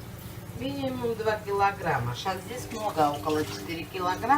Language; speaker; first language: Russian; non-native, fluent; Georgian